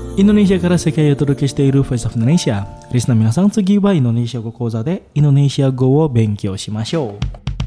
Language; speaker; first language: Japanese; non-native, fluent; Indonesian